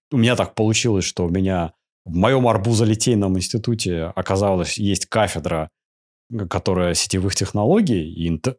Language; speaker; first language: Russian; native; Russian